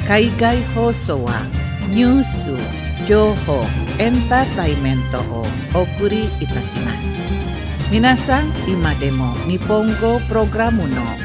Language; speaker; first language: Japanese; non-native, fluent; Indonesian